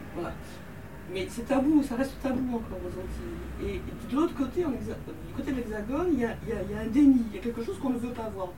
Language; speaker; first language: French; native; French